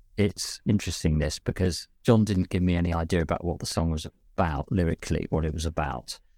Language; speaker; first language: English; native; English